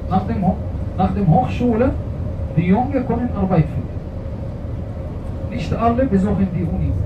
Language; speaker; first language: German; non-native, fluent; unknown